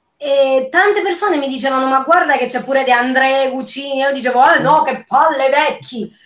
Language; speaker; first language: Italian; native; Italian